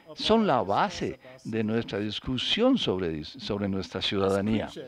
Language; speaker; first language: Spanish; non-native, fluent; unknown